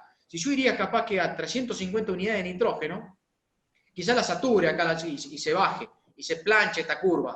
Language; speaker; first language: Spanish; native; Spanish